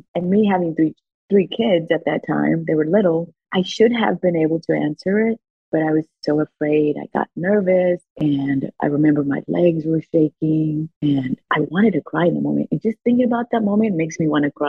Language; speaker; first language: English; early bilingual, other home language; Spanish